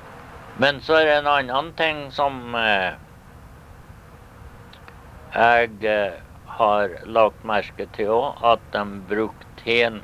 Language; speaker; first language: Norwegian; early bilingual, heritage; Norwegian